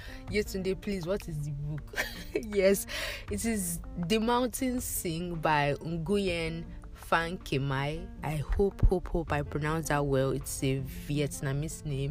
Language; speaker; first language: English; non-native, local second language; Yoruba